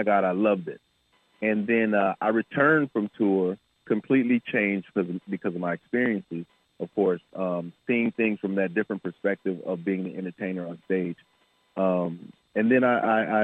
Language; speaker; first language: English; native; English